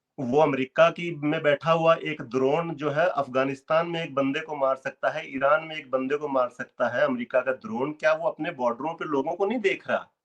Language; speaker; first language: Hindi; native; Hindi